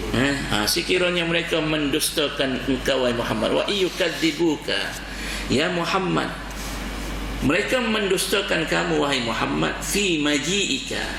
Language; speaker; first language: Malay; native; Malay